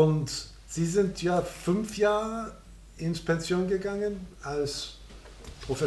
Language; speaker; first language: German; non-native, fluent; English